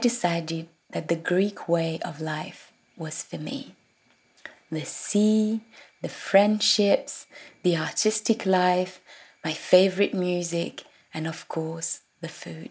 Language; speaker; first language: English; non-native, fluent; French